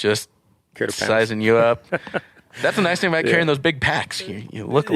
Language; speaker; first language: English; native; English